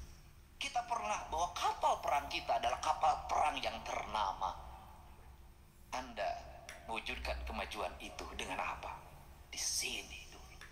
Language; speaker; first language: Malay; non-native, local second language; Sundanese